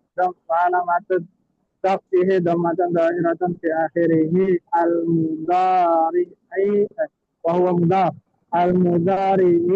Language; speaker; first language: Arabic; non-native, learner; Indonesian